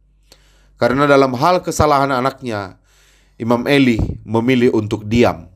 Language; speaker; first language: Indonesian; native; Indonesian